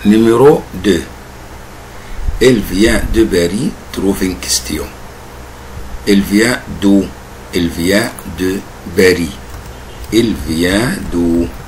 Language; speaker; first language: French; non-native, fluent; Arabic